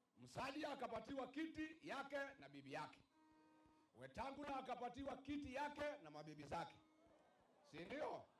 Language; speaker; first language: Swahili; non-native, local second language; Kikuyu